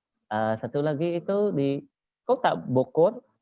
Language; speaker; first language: Indonesian; non-native, learner; Khmer